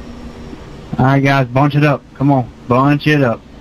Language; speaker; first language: English; native; English